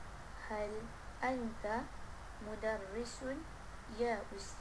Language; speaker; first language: Arabic; non-native, learner; Malay